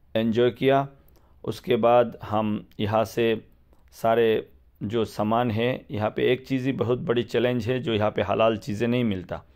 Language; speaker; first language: Hindi; non-native, fluent; Bangla